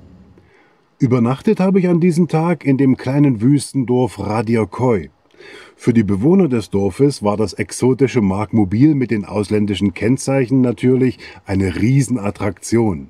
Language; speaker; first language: German; native; German